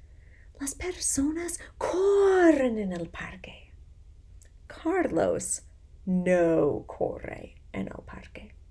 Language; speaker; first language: Spanish; non-native, fluent; English